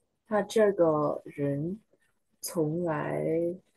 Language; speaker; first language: Chinese; non-native, learner; Vietnamese